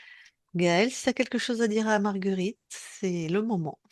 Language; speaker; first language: French; native; French